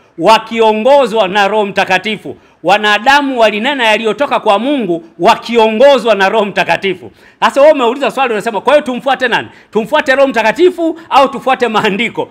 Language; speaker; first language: Swahili; native; Swahili